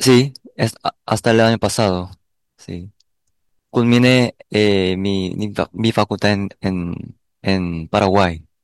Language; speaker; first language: Spanish; non-native, learner; Korean